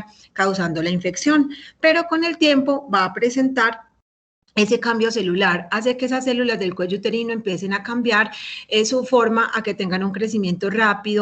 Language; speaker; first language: Spanish; native; Spanish